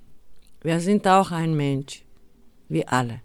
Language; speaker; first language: German; non-native, learner; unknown